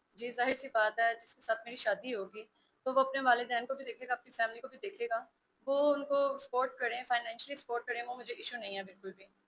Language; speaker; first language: Urdu; native; Urdu